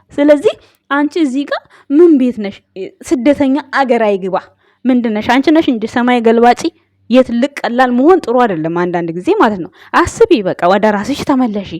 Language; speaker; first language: Amharic; native; Amharic